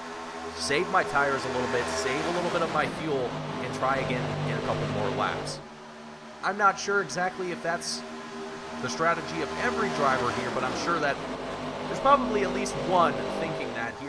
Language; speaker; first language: English; native; English